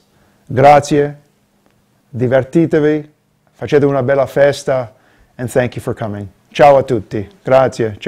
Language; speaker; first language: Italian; early bilingual, heritage; Italian